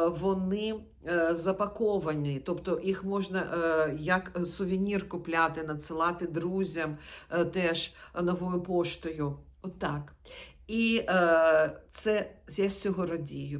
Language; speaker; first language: Ukrainian; non-native, local second language; Russian